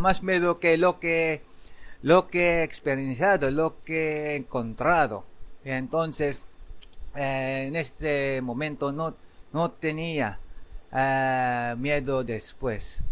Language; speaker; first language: Spanish; non-native, learner; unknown